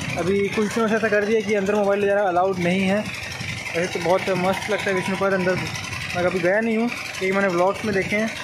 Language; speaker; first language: Hindi; native; Hindi